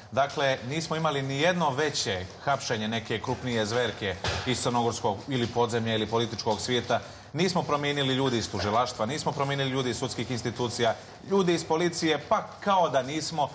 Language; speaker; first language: Serbian; native; Serbian